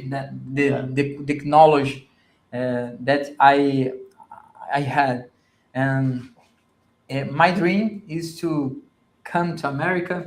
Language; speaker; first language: English; non-native, learner; Portuguese